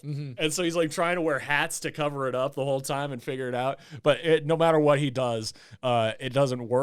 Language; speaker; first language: English; native; English